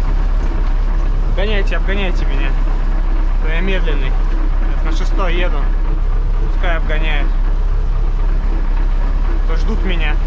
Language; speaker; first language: Russian; native; Russian